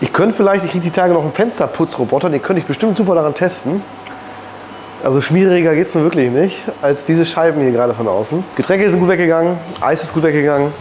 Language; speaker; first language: German; native; German